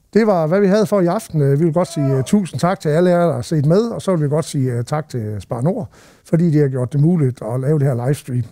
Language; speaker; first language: Danish; native; Danish